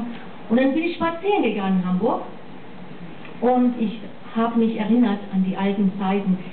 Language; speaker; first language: German; non-native, fluent; English